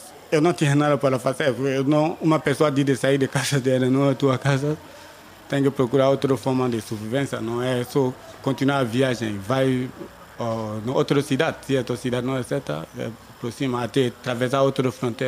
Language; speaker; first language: Portuguese; non-native, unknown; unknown